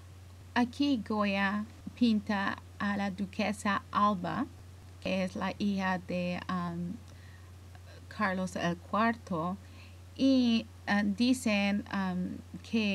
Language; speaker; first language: Spanish; early bilingual, heritage; English